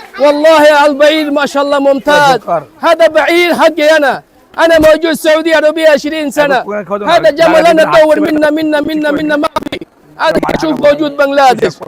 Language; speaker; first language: Arabic; non-native, learner; Bangla